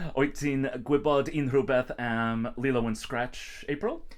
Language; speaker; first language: Welsh; non-native, learner; English